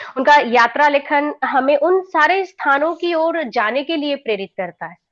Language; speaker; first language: Hindi; non-native, local second language; Gujarati